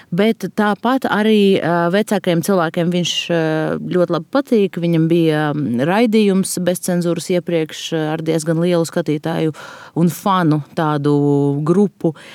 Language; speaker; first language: Latvian; non-native, local second language; Russian